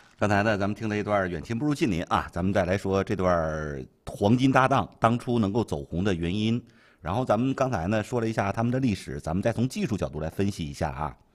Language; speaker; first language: Chinese; native; Chinese